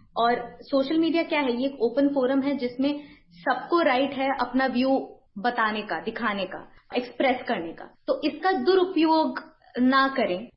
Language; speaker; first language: Hindi; non-native, local second language; Bangla